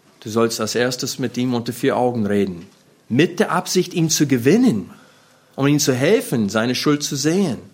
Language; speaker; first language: German; non-native, fluent; English